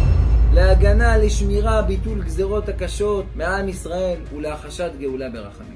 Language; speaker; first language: Hebrew; native; Hebrew